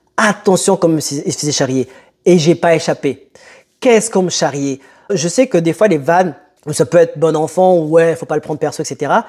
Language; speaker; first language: French; early bilingual, other home language; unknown